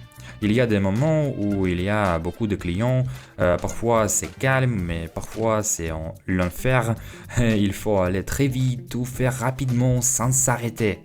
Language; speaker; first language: French; non-native, fluent; Russian